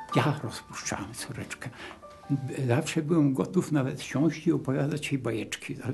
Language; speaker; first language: Polish; non-native, local second language; Kashubian